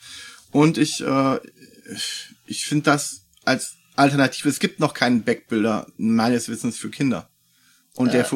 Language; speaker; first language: German; native; German